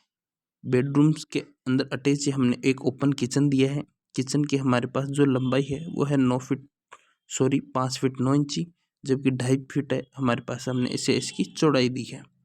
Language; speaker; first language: Hindi; native; Hindi